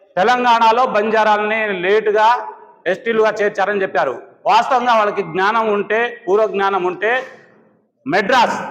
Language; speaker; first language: Telugu; non-native, local second language; Lambadi